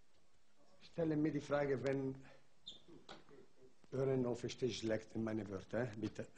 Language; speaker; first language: German; non-native, learner; Italian